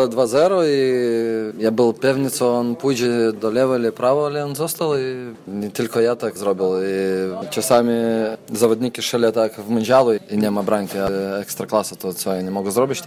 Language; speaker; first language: Polish; non-native, learner; Lithuanian